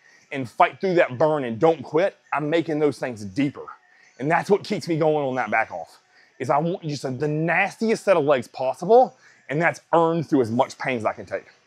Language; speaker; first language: English; native; English